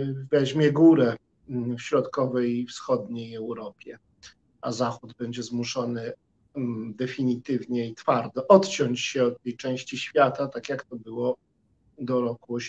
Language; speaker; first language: Polish; native; Polish